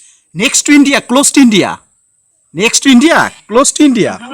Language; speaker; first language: English; non-native, learner; Bangla